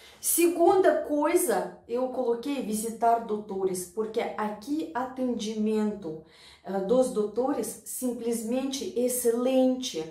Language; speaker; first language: Portuguese; non-native, fluent; Russian